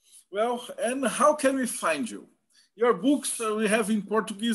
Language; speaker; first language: English; non-native, fluent; Portuguese